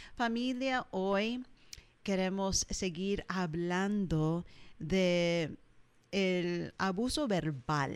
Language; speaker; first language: Spanish; early bilingual, heritage; English